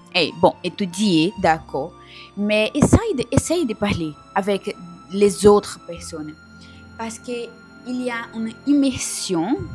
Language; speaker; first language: French; non-native, learner; Portuguese